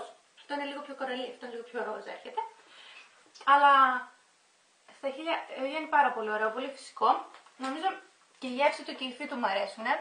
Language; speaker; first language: Greek; native; Greek